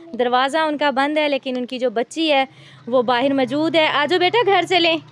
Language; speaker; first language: Urdu; non-native, local second language; Punjabi